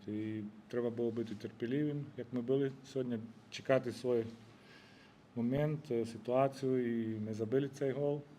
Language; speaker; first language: Ukrainian; non-native, fluent; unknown